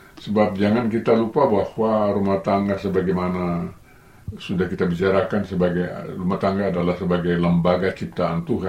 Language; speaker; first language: Indonesian; native; Indonesian